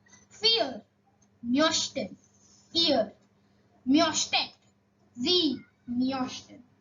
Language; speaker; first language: German; non-native, learner; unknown